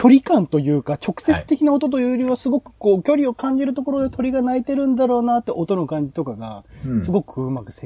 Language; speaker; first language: Japanese; native; Japanese